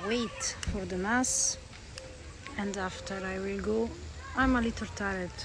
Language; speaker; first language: English; non-native, learner; Italian